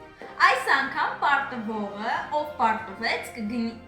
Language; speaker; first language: Armenian; early bilingual, heritage; Armenian